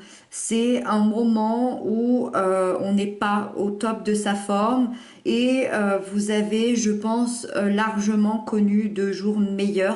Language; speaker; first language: French; native; French